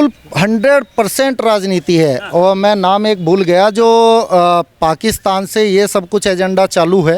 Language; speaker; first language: Hindi; native; Hindi